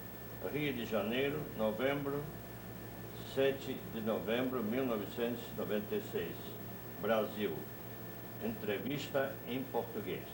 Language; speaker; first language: Portuguese; non-native, fluent; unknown